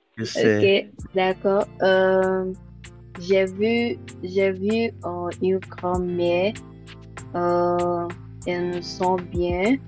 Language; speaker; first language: French; non-native, learner; Yoruba